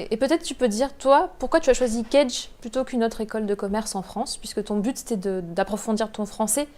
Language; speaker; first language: French; native; French